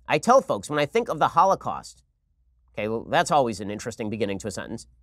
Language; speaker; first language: English; native; English